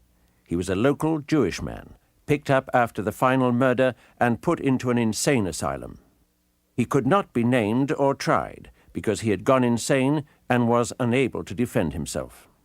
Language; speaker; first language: English; native; English